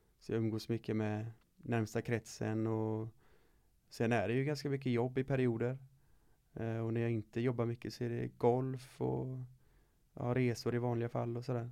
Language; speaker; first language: Swedish; native; Swedish